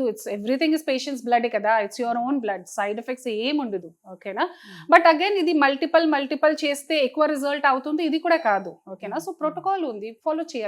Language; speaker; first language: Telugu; non-native, fluent; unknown